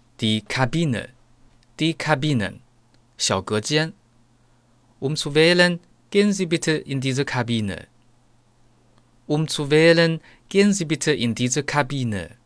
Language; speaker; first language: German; non-native, fluent; Chinese